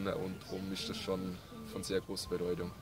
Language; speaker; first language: German; native; German